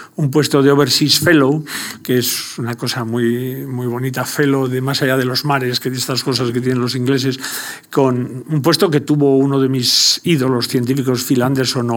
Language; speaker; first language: Spanish; native; Spanish